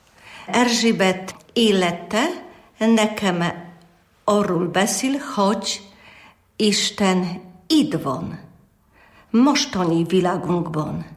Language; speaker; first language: Hungarian; non-native, learner; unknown